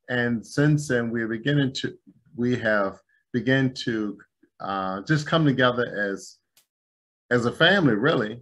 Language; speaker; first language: English; native; English